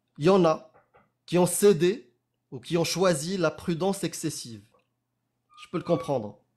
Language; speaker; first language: French; non-native, local second language; Arabic